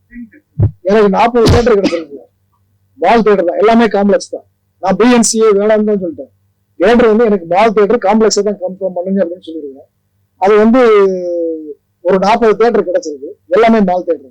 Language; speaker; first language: Tamil; native; Tamil